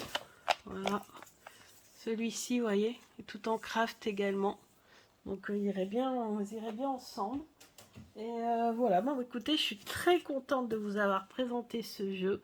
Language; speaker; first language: French; native; French